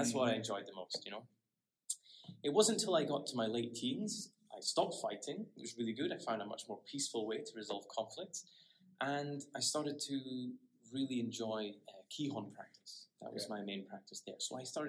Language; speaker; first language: English; native; English